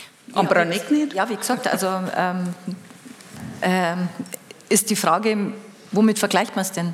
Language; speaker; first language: German; native; German